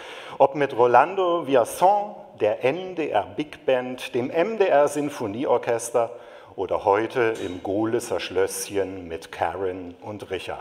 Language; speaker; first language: German; native; German